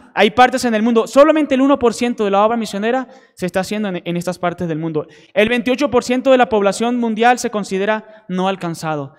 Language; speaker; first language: Spanish; native; Spanish